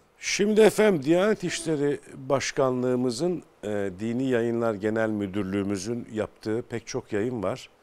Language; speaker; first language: Turkish; native; Turkish